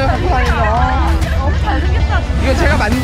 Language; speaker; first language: Korean; native; Korean